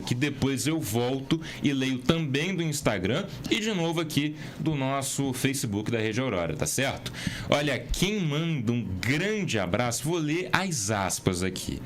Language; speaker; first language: Portuguese; native; Portuguese